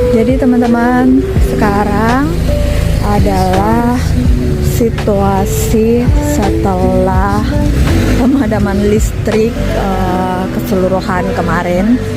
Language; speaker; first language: Indonesian; native; Indonesian